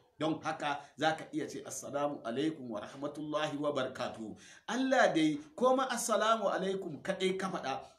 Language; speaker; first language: Hausa; non-native, local second language; Fula